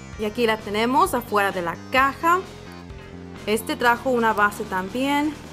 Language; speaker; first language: Spanish; early bilingual, heritage; Spanish